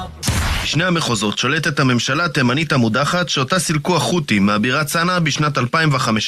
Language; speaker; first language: Hebrew; native; Hebrew